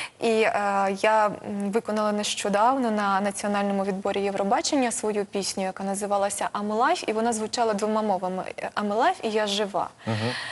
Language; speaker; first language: Ukrainian; non-native, local second language; Russian